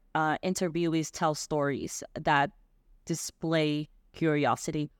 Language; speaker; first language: English; non-native, local second language; Filipino